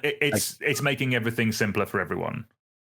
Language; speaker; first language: English; native; English